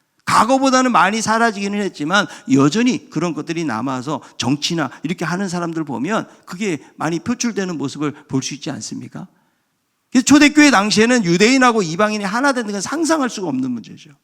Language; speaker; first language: Korean; native; Korean